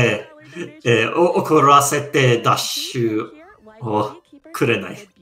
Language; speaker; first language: Japanese; non-native, learner; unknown